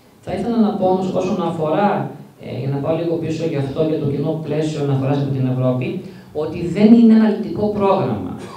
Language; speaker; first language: Greek; early bilingual, heritage; Greek